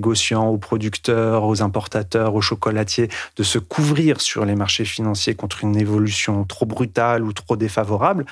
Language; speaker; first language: French; native; French